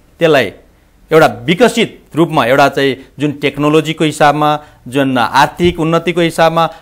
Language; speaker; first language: Nepali; native; Nepali